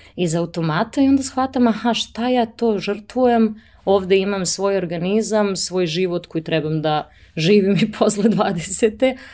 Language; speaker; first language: Serbian; native; Serbian